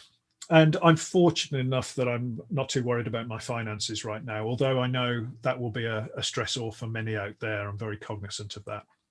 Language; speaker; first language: English; native; English